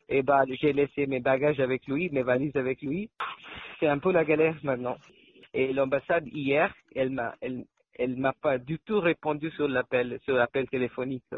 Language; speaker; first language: French; non-native, learner; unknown